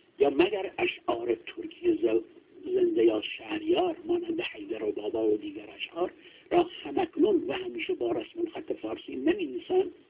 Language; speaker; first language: Persian; non-native, local second language; Kurdish